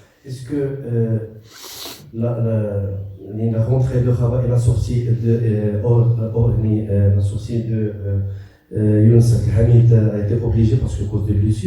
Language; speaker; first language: French; non-native, local second language; Arabic